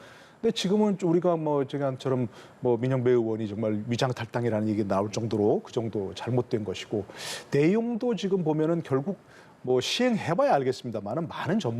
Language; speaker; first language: Korean; native; Korean